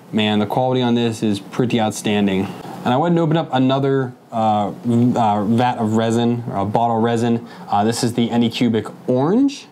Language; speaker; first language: English; native; English